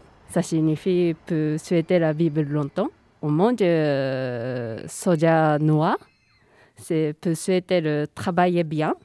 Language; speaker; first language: French; non-native, learner; Japanese